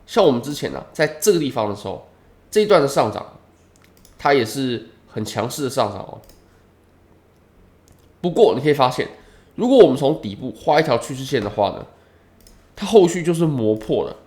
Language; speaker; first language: Chinese; native; Chinese